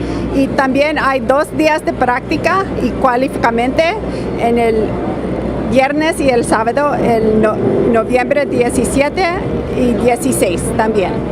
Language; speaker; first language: Spanish; non-native, learner; English